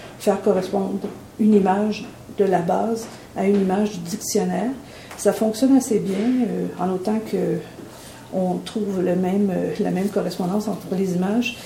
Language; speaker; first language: French; native; French